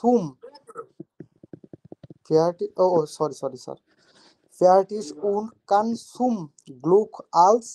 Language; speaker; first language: German; non-native, learner; Bangla